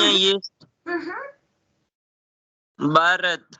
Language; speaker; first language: Russian; non-native, learner; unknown